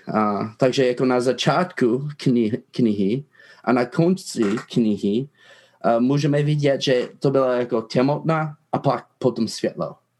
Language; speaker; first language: Czech; non-native, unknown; English